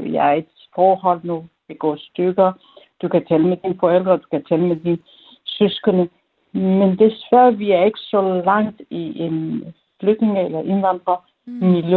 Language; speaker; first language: Danish; non-native, fluent; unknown